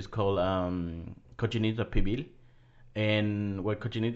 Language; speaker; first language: English; non-native, fluent; Spanish